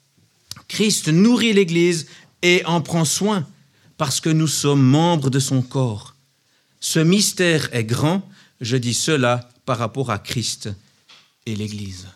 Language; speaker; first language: French; native; French